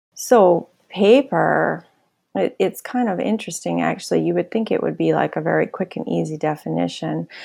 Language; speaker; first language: English; native; English